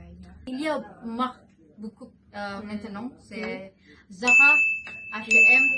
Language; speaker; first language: French; non-native, learner; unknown